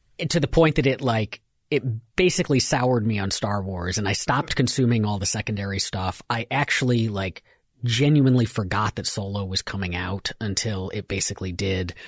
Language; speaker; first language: English; native; English